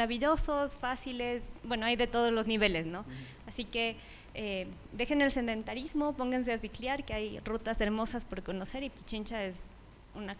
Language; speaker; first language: Spanish; native; Spanish